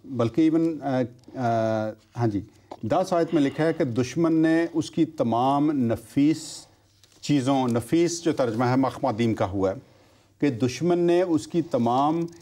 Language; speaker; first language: Urdu; non-native, local second language; Punjabi